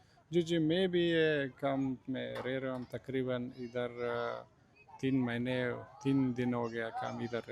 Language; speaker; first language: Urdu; non-native, learner; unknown